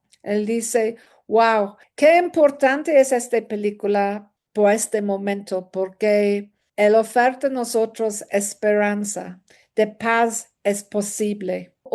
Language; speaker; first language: Spanish; non-native, learner; English